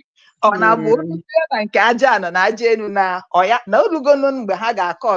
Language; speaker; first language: Igbo; native; Igbo